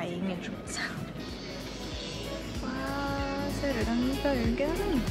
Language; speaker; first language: Norwegian; non-native, learner; Filipino